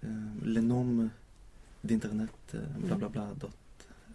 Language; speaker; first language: French; non-native, learner; Swedish